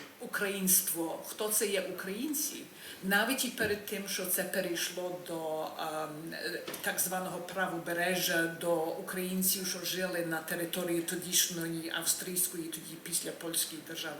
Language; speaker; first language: Ukrainian; early bilingual, heritage; Ukrainian